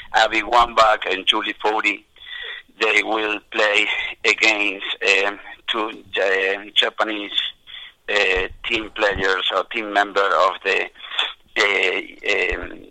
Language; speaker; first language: English; non-native, fluent; Spanish